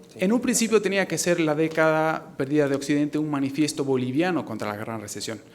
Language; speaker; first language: Spanish; native; Spanish